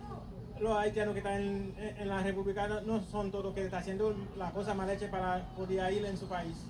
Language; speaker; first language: Spanish; non-native, fluent; Haitian Creole